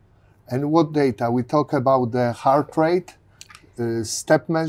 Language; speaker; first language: English; non-native, learner; Polish